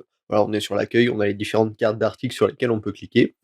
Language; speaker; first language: French; native; French